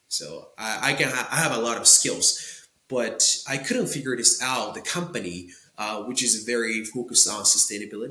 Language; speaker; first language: English; non-native, fluent; Japanese